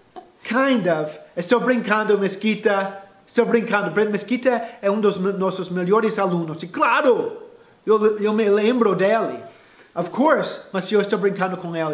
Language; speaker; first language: Portuguese; non-native, fluent; English